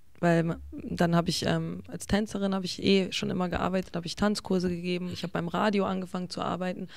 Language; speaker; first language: German; early bilingual, other home language; English